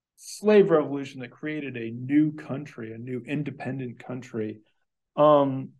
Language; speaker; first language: English; native; English